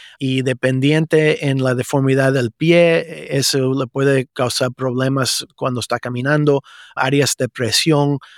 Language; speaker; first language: Spanish; early bilingual, heritage; Spanish